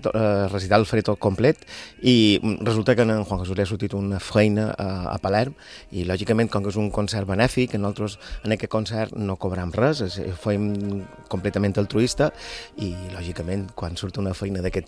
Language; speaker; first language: Catalan; native; Catalan